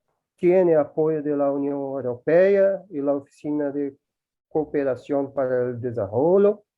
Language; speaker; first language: Spanish; non-native, learner; Portuguese